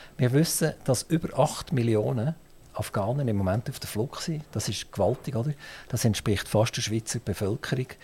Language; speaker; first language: German; native; German